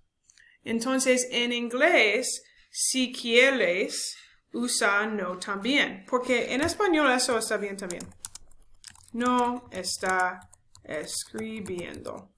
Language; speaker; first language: Spanish; non-native, learner; English